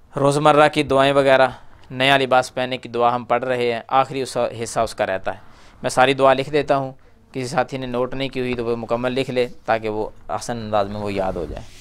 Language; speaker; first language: Urdu; non-native, local second language; Punjabi